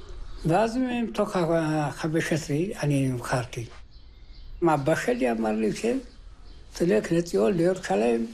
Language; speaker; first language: Hebrew; early bilingual, other home language; Amharic